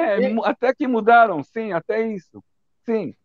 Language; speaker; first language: Portuguese; early bilingual, heritage; Portuguese